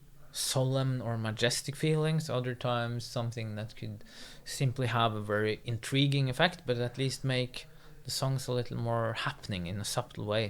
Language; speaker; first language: English; non-native, fluent; Norwegian